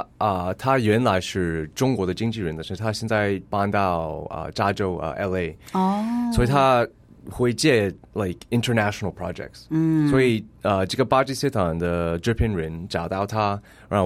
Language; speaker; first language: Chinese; early bilingual, heritage; English